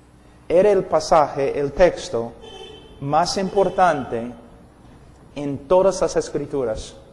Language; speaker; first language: Spanish; non-native, fluent; English